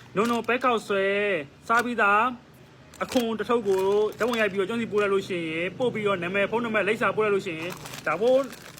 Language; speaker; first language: Burmese; non-native, local second language; Shan